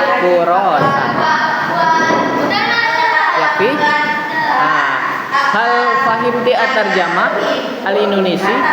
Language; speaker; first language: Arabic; non-native, fluent; Indonesian